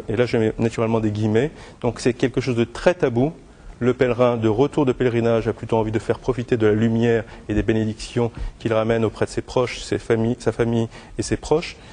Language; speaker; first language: French; native; French